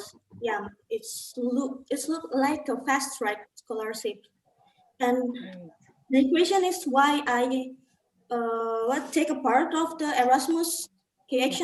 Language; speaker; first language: English; non-native, learner; Indonesian